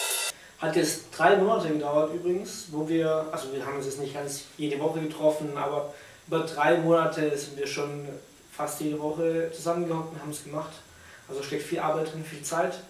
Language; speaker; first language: German; native; German